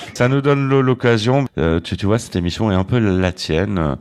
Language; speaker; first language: French; native; French